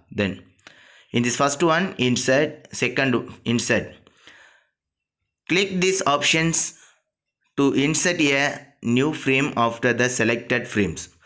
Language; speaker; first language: English; non-native, local second language; Tamil